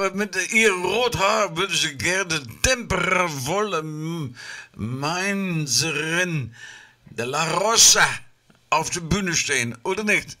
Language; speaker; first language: German; non-native, learner; Dutch